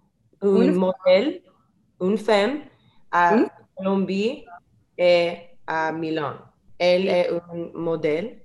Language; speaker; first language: French; non-native, learner; English